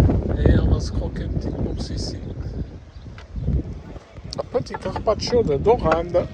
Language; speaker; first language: French; native; French